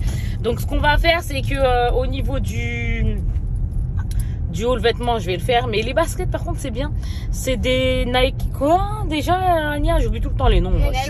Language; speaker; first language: French; native; French